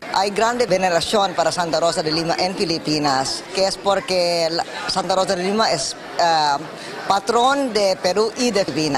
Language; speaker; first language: Spanish; non-native, fluent; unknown